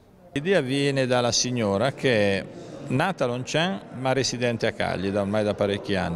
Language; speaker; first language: Italian; native; Italian